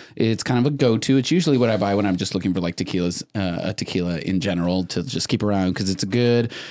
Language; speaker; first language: English; early bilingual, other home language; Spanish